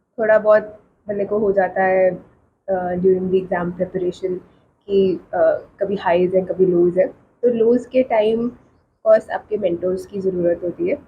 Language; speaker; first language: Hindi; non-native, local second language; Punjabi